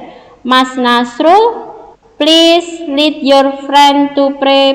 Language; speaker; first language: English; non-native, learner; Indonesian